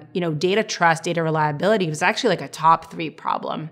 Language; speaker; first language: English; non-native, fluent; Hebrew